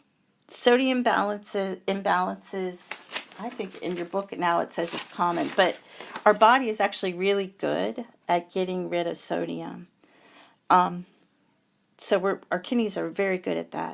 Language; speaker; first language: English; native; English